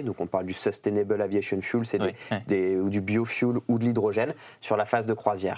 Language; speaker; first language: French; native; French